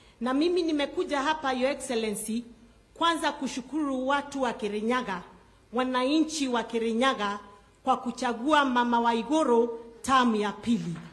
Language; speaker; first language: Swahili; non-native, local second language; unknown